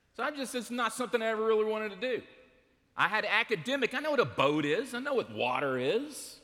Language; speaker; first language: English; native; English